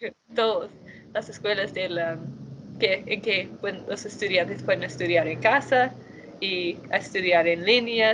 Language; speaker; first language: Spanish; non-native, fluent; English